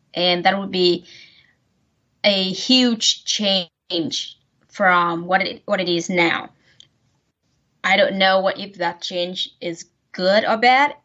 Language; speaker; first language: English; non-native, fluent; Vietnamese